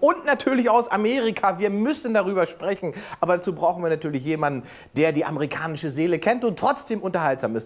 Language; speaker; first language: German; native; German